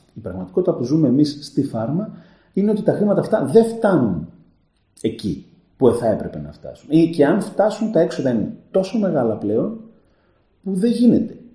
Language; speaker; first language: Greek; native; Greek